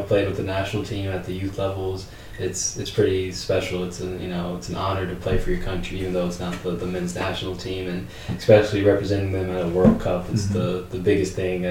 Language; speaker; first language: English; native; English